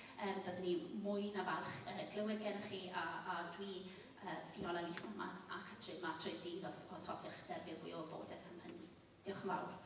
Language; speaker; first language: Welsh; non-native, local second language; English